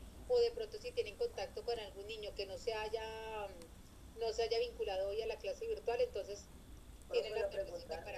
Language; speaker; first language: Spanish; native; Spanish